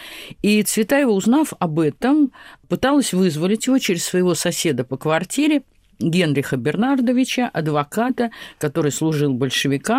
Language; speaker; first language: Russian; native; Russian